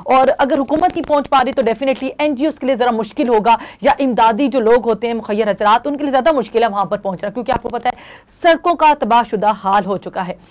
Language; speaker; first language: Urdu; native; Urdu